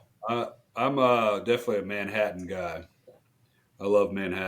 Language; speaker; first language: English; native; English